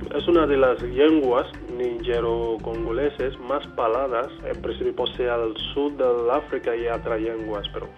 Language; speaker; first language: Catalan; non-native, fluent; Yoruba